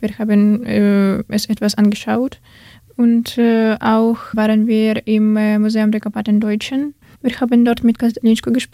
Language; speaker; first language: German; non-native, learner; Ukrainian